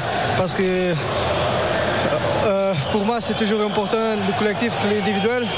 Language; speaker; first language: French; non-native, fluent; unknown